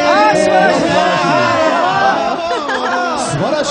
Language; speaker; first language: Japanese; native; Japanese